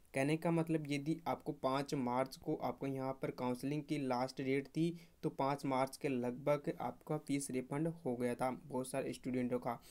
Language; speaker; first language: Hindi; native; Hindi